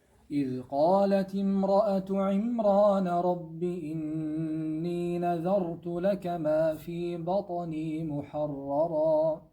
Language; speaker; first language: Arabic; native; Arabic